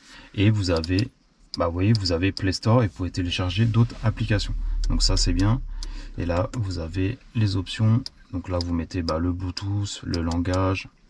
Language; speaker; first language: French; native; French